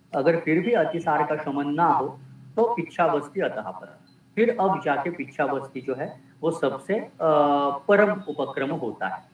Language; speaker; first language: Hindi; non-native, local second language; Marathi